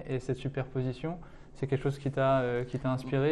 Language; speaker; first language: French; native; French